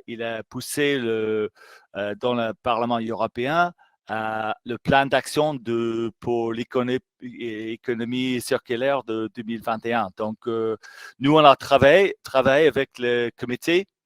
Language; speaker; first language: French; non-native, fluent; English